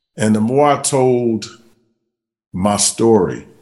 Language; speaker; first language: English; native; English